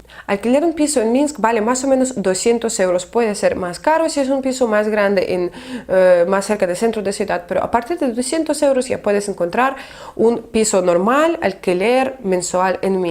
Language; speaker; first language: Spanish; non-native, fluent; Russian